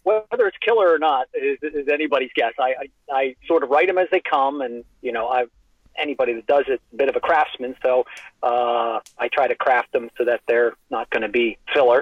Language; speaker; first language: English; native; English